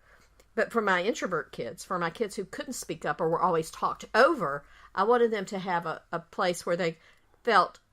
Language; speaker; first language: English; native; English